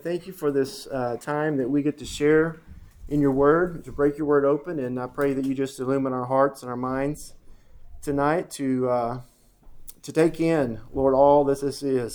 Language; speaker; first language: English; native; English